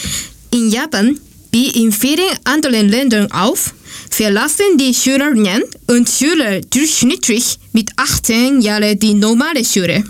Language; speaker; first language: German; non-native, learner; Japanese